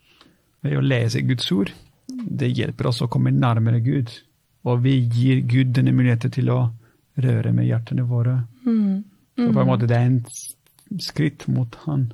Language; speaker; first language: Norwegian; non-native, fluent; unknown